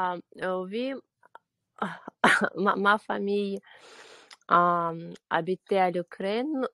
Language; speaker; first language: French; non-native, learner; Ukrainian